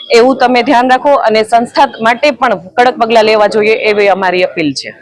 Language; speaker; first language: Gujarati; non-native, local second language; Sindhi